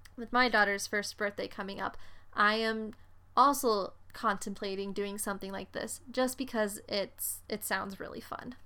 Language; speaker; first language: English; native; English